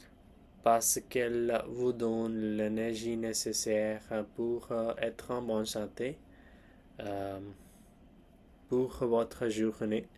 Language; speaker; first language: French; non-native, learner; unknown